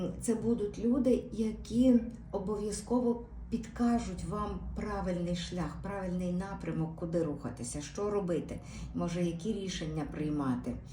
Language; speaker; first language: Ukrainian; native; Ukrainian